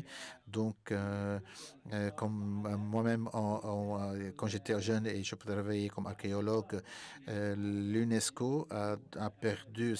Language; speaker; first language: French; non-native, fluent; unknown